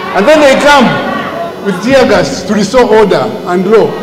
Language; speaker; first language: English; non-native, local second language; Bemba